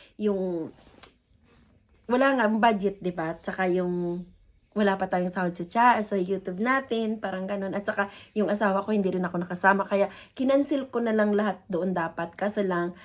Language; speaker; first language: Filipino; non-native, local second language; Hiligaynon